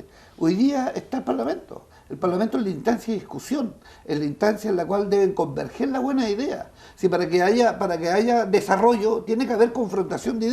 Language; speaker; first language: Spanish; native; Spanish